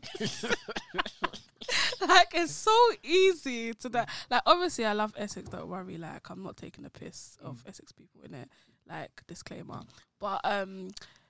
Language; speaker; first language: English; native; English